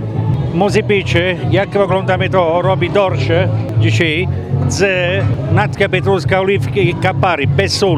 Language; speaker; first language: Polish; non-native, learner; Italian